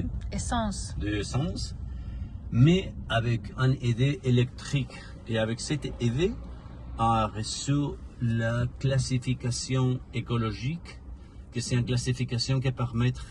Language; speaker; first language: French; non-native, learner; Spanish